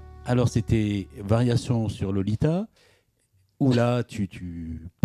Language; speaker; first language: French; native; French